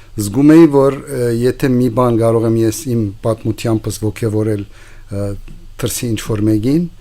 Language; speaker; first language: Armenian; early bilingual, heritage; Armenian